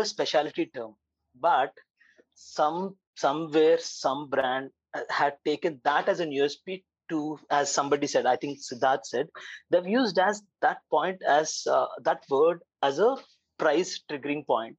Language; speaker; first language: English; non-native, local second language; Telugu